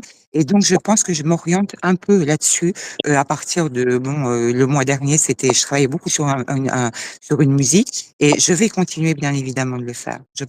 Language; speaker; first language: French; native; French